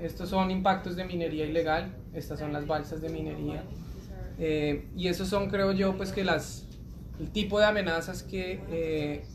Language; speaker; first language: Spanish; native; Spanish